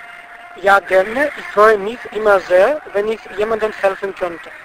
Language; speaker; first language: German; non-native, fluent; Bulgarian